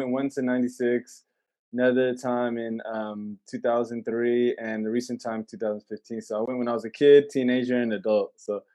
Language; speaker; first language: English; native; English